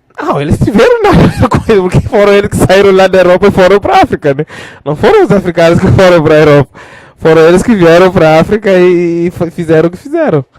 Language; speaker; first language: Portuguese; non-native, local second language; Fula